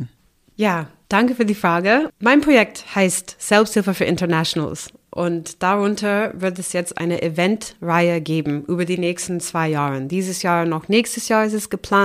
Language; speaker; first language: German; non-native, fluent; English